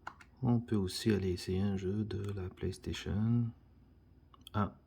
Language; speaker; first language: French; native; French